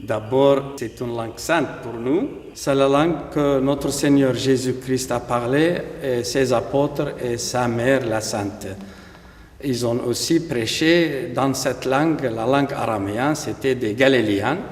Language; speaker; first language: French; non-native, fluent; Aramaic